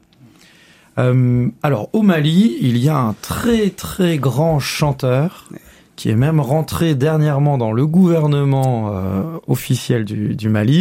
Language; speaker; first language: French; native; French